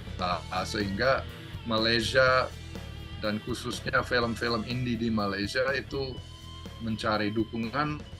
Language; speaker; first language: Indonesian; non-native, fluent; English